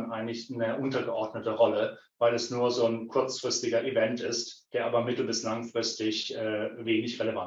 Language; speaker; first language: German; native; German